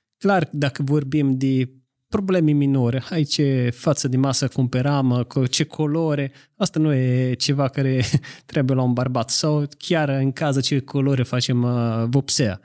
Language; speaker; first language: Romanian; non-native, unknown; Italian